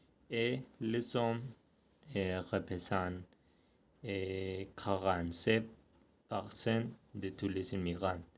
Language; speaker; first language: French; non-native, learner; Spanish